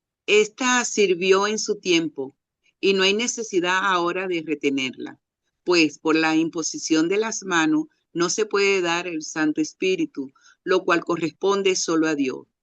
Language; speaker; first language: Spanish; native; Spanish